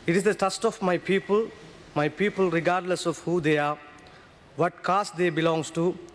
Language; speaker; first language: English; non-native, local second language; Tamil